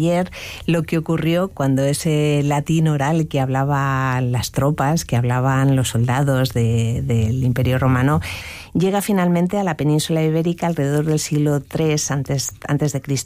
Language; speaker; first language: Spanish; native; Spanish